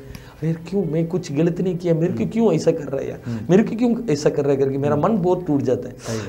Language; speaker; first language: Hindi; non-native, local second language; Tamil